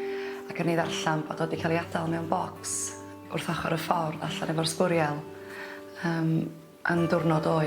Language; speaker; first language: Welsh; native; Welsh